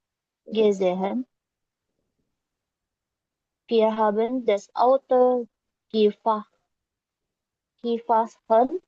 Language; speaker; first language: German; non-native, learner; Indonesian